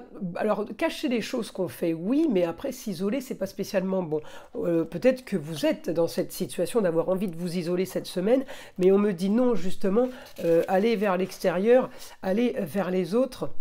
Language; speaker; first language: French; native; French